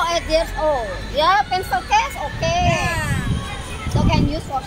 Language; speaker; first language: English; non-native, learner; Indonesian